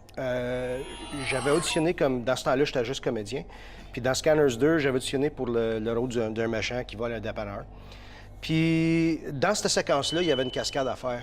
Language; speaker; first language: French; early bilingual, heritage; French